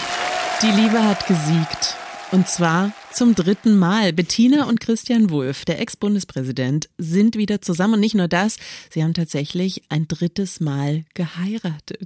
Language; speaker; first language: German; native; German